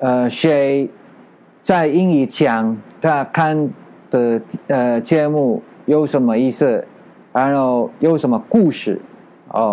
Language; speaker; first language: Chinese; non-native, learner; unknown